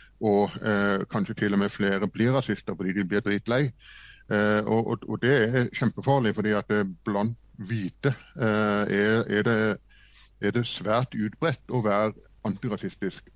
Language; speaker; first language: Norwegian; native; Norwegian